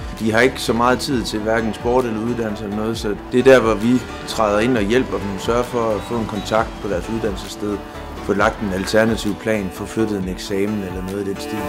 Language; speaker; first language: Danish; native; Danish